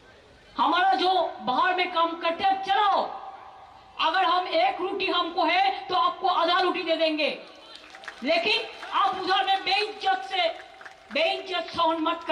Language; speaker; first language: Hindi; non-native, local second language; Bangla